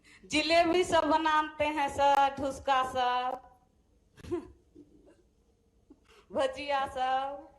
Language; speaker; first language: Hindi; non-native, local second language; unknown